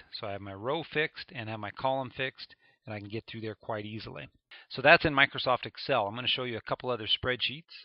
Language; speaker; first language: English; native; English